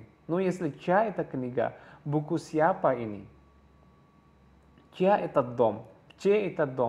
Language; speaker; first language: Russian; non-native, learner; Javanese